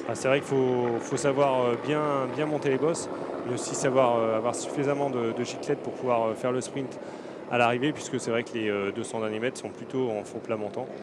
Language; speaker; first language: French; native; French